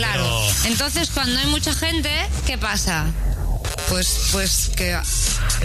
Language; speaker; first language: Spanish; native; Spanish